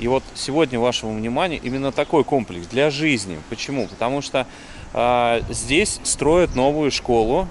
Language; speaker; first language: Russian; native; Russian